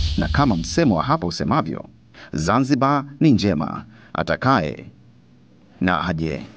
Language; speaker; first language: Swahili; native; Swahili